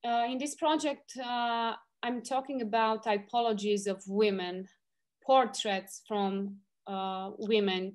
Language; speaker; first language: English; non-native, fluent; Romanian